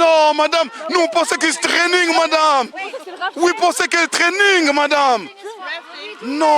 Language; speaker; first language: French; native; French